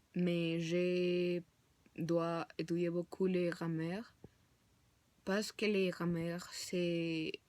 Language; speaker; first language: French; non-native, learner; Spanish